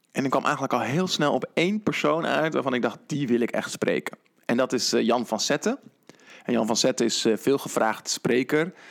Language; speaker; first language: Dutch; native; Dutch